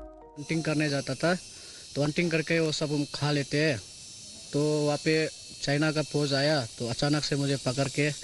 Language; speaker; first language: Hindi; non-native, learner; Tibetan